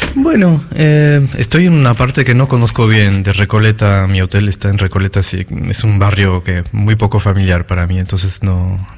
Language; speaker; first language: Spanish; non-native, fluent; French